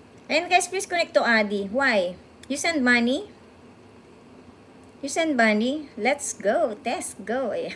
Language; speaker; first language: English; non-native, local second language; Filipino